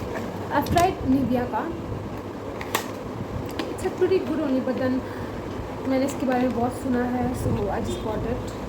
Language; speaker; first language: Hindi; non-native, local second language; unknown